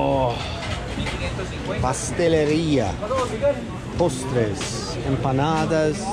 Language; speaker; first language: Spanish; non-native, learner; English